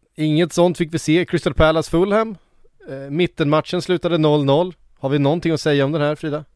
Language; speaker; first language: Swedish; native; Swedish